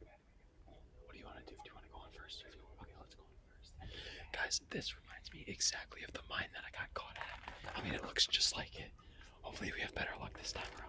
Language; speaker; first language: English; native; English